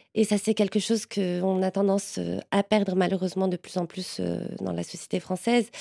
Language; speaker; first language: French; non-native, local second language; Arabic